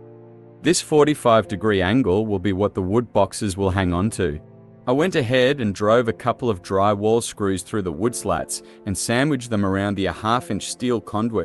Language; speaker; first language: English; native; English